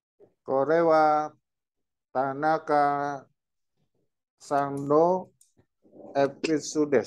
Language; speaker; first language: Japanese; non-native, learner; Indonesian